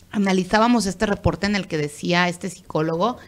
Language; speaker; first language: Spanish; native; Spanish